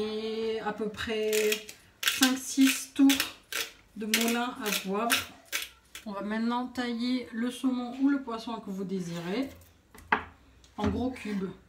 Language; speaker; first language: French; native; French